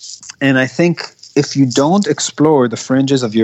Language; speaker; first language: English; non-native, fluent; Hebrew